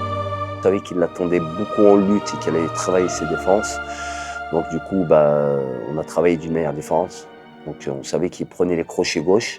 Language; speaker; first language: French; native; French